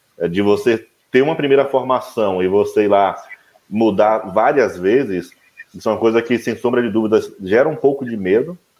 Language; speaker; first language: Portuguese; native; Portuguese